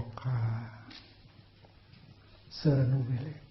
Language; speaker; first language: French; non-native, fluent; Vietnamese